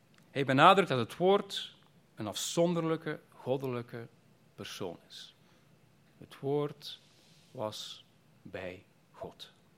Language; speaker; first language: Dutch; native; Dutch